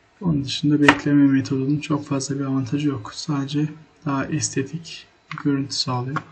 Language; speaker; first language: Turkish; native; Turkish